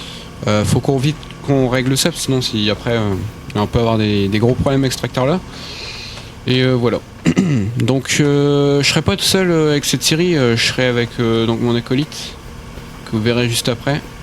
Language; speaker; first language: French; native; French